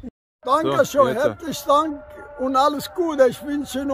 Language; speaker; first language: German; non-native, learner; Turkish